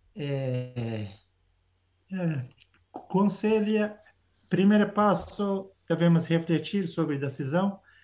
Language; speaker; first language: Portuguese; non-native, learner; Arabic